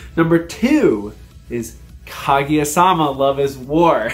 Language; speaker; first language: English; native; English